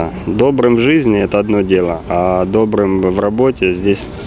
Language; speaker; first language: Russian; native; Russian